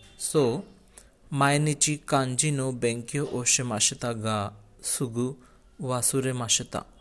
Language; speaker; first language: Japanese; non-native, learner; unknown